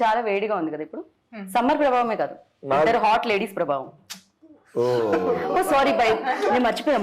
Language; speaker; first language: Telugu; native; Telugu